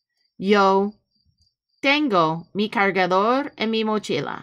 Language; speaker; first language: Spanish; non-native, fluent; English